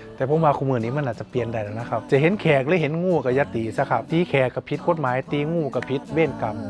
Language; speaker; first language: Thai; native; Thai